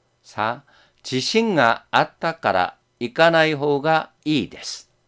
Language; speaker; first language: Japanese; non-native, fluent; Korean